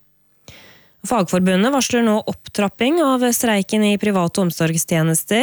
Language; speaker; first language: Norwegian; native; Norwegian